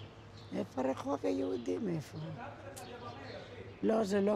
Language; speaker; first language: Hebrew; non-native, fluent; Spanish